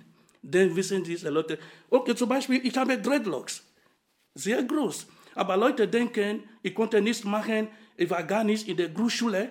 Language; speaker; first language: German; non-native, fluent; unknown